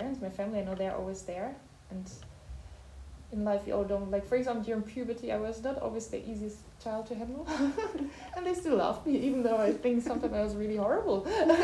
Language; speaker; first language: English; non-native, fluent; German